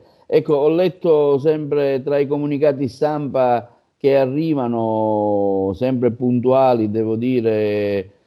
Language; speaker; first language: Italian; native; Italian